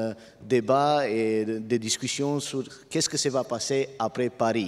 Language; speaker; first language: French; non-native, fluent; Romanian